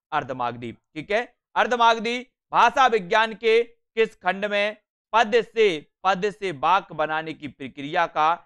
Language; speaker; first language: Hindi; native; Hindi